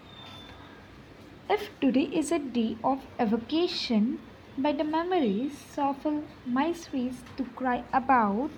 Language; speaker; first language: English; non-native, local second language; Gujarati